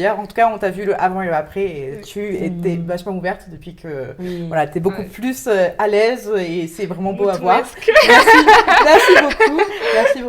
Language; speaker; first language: French; native; French